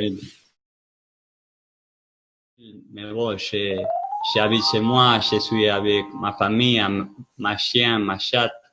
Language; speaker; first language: French; non-native, fluent; Spanish